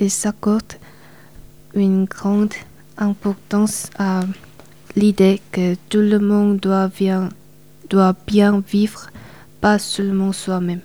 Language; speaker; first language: French; non-native, learner; Korean